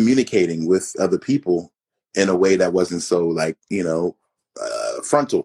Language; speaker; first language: English; native; English